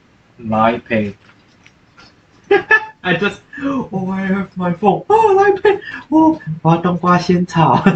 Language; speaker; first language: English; non-native, fluent; Chinese